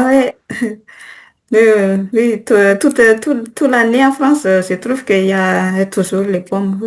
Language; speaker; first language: French; non-native, learner; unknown